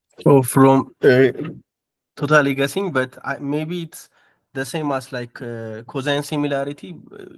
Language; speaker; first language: English; non-native, learner; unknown